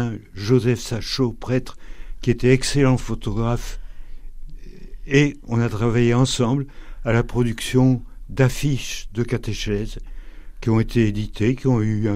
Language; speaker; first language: French; native; French